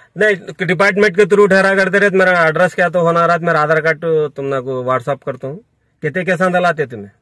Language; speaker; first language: Hindi; non-native, local second language; Urdu